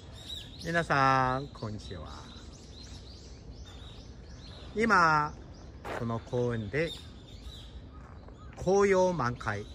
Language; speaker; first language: Japanese; non-native, fluent; Chinese